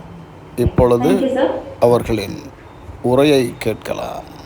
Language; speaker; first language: Tamil; native; Tamil